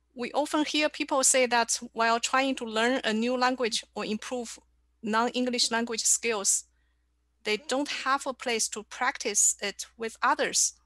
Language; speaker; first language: English; non-native, fluent; Chinese